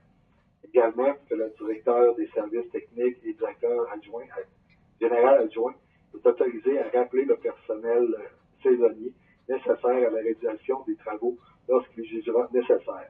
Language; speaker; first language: French; native; French